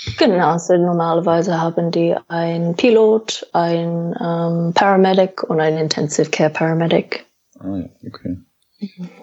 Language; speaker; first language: German; non-native, fluent; English